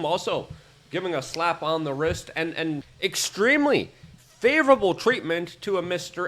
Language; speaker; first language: English; native; English